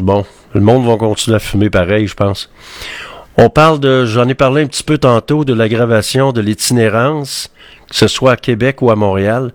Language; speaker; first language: French; native; French